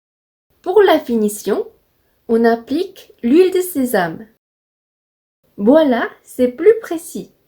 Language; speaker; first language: French; non-native, fluent; Korean